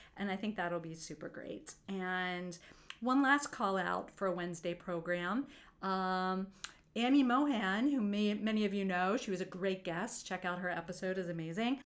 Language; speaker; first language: English; native; English